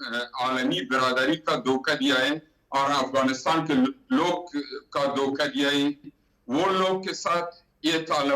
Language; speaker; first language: Hindi; non-native, learner; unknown